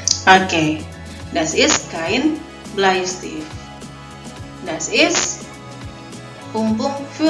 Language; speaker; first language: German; non-native, fluent; Indonesian